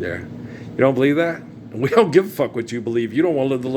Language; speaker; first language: English; native; English